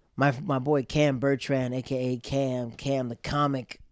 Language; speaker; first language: English; native; English